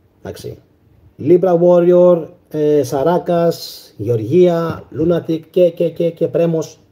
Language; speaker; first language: Greek; native; Greek